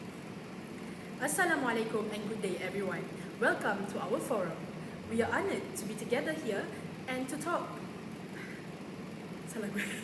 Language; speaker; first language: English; non-native, local second language; Malay